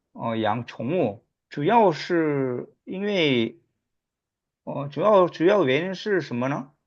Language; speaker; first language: Chinese; non-native, fluent; Korean